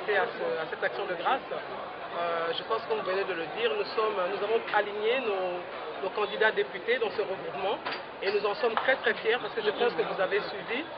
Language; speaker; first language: French; non-native, local second language; Lingala